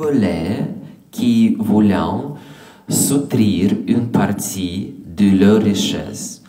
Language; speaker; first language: French; non-native, learner; English